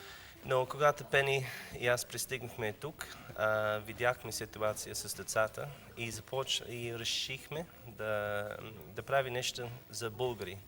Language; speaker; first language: Bulgarian; non-native, learner; English